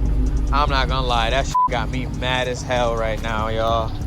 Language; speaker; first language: English; native; English